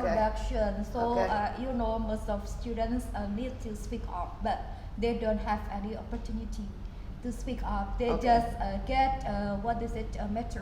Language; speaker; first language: English; non-native, learner; Indonesian